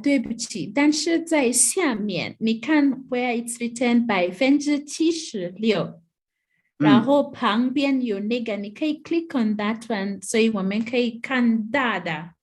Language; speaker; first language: Chinese; non-native, learner; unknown